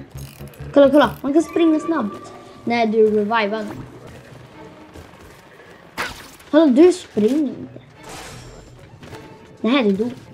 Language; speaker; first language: Swedish; non-native, learner; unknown